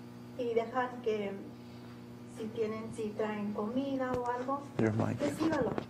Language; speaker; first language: Spanish; early bilingual, heritage; Spanish